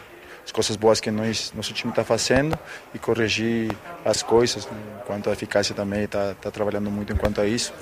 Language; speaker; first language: Portuguese; non-native, fluent; Spanish